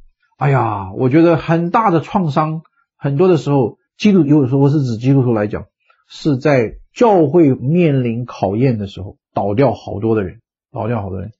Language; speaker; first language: Chinese; native; Chinese